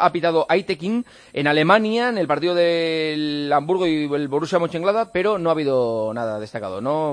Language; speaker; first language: Spanish; native; Spanish